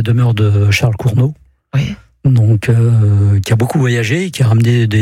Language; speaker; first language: French; native; French